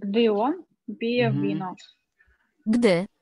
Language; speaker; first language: Polish; non-native, learner; Russian